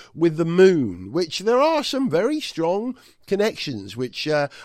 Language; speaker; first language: English; non-native, local second language; Welsh